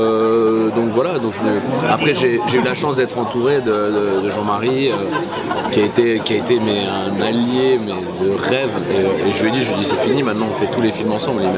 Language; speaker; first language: French; native; French